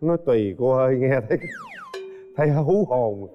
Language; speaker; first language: Vietnamese; native; Vietnamese